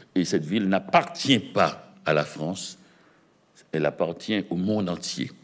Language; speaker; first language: French; native; French